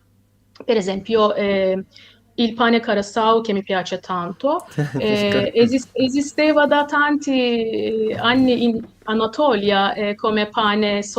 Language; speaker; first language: Italian; non-native, fluent; Turkish